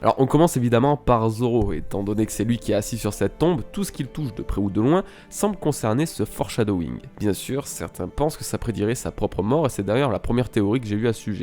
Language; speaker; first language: French; native; French